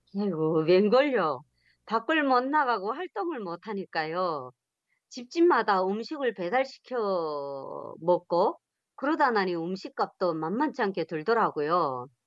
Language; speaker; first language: Korean; native; Korean